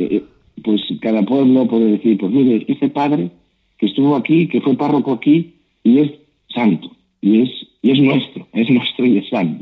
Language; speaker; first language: Spanish; native; Spanish